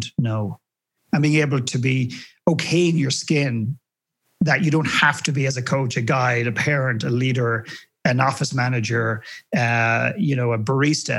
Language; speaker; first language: English; native; English